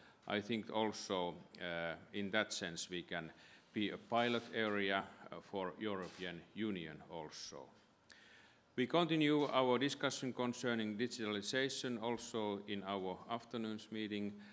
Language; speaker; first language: English; non-native, fluent; Finnish